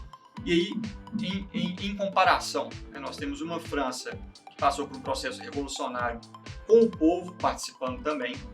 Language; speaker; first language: Portuguese; native; Portuguese